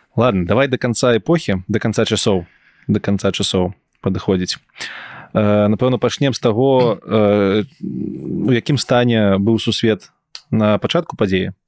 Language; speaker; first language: Belarusian; non-native, local second language; Russian